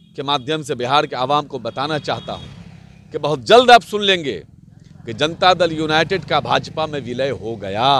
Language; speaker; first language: Hindi; native; Hindi